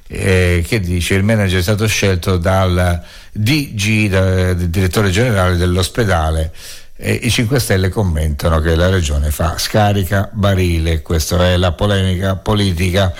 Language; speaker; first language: Italian; native; Italian